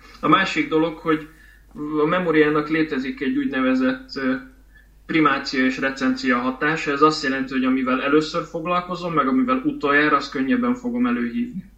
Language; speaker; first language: Hungarian; native; Hungarian